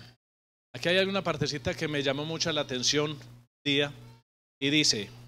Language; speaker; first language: Spanish; native; Spanish